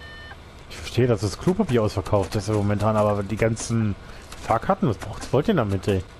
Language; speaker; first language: German; native; German